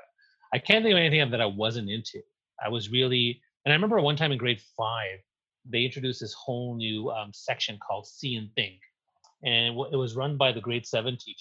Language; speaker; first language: English; native; English